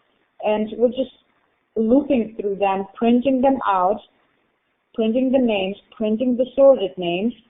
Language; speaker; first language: English; non-native, fluent; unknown